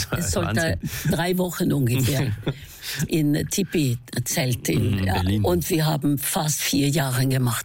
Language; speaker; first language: German; non-native, fluent; Norwegian